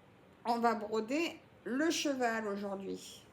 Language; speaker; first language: French; native; French